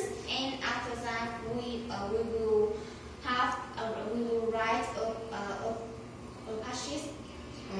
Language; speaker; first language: English; non-native, learner; Vietnamese